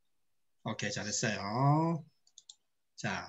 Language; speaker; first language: Korean; native; Korean